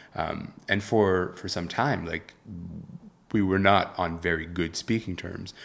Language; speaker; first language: English; early bilingual, other home language; Arabic